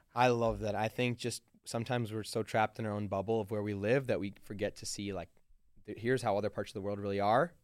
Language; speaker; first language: English; early bilingual, other home language; Hindi